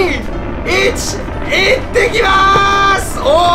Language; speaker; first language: Japanese; native; Japanese